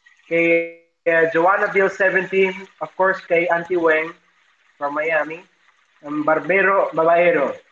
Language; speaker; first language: English; non-native, local second language; Filipino